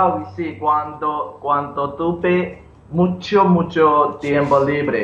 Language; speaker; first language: Spanish; non-native, learner; English